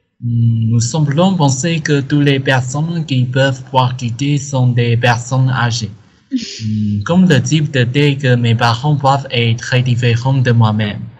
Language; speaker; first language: French; non-native, learner; Chinese